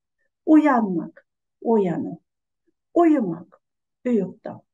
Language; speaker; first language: Turkish; non-native, fluent; Kazakh